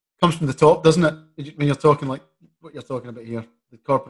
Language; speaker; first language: English; native; English